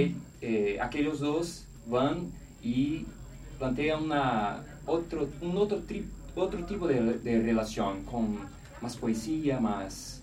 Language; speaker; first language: Spanish; non-native, learner; Portuguese